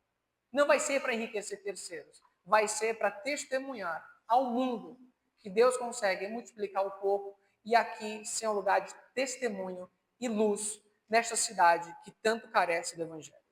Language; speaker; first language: Portuguese; native; Portuguese